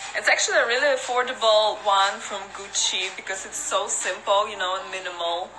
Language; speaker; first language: English; non-native, fluent; Russian